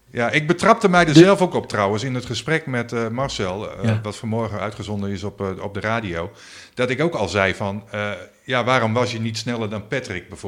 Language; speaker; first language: Dutch; native; Dutch